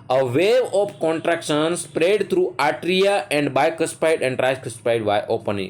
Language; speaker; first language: English; non-native, local second language; Gujarati